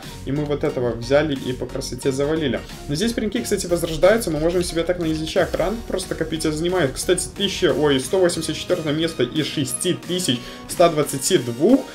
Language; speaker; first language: Russian; native; Russian